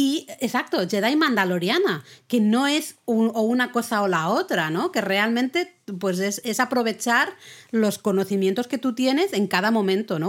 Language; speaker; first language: Spanish; native; Spanish